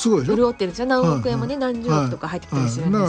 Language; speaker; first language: Japanese; native; Japanese